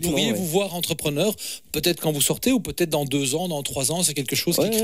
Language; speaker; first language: French; native; French